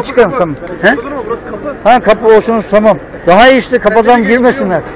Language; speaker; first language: Turkish; native; Turkish